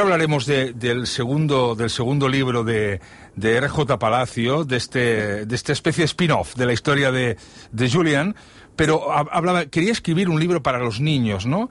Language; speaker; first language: Spanish; non-native, local second language; Catalan